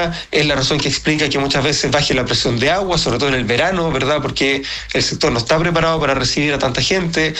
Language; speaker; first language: Spanish; native; Spanish